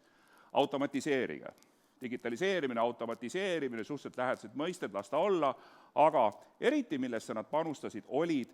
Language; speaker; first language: Estonian; native; Estonian